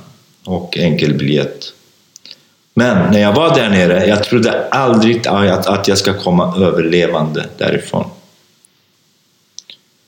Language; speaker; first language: Swedish; non-native, fluent; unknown